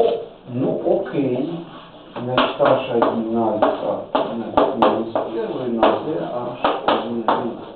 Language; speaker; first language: Russian; native; Russian